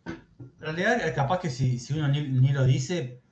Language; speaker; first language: Spanish; native; Spanish